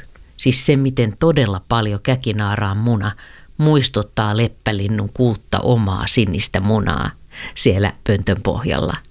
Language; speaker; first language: Finnish; native; Finnish